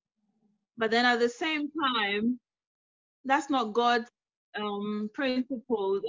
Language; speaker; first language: English; non-native, local second language; Akan